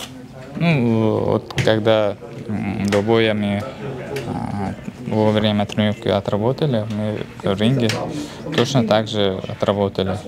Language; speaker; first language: Russian; non-native, fluent; Uzbek